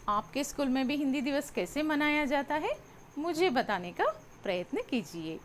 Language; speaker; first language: Hindi; non-native, local second language; Telugu